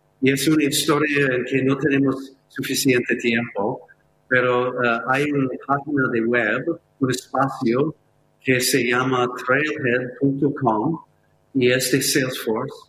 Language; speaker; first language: Spanish; non-native, fluent; English